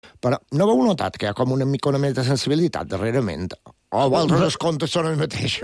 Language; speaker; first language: Catalan; native; Catalan